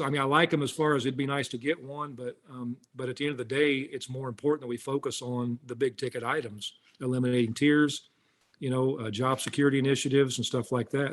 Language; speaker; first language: English; native; English